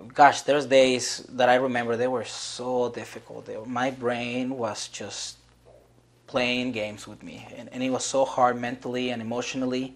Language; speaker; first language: English; non-native, fluent; Spanish